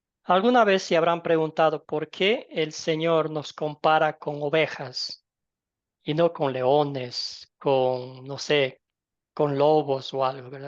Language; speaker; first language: Spanish; native; Spanish